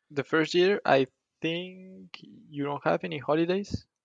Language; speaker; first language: English; non-native, fluent; Spanish